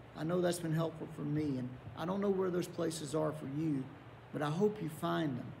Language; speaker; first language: English; native; English